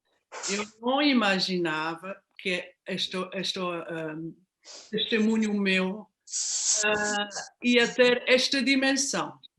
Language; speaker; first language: Portuguese; non-native, fluent; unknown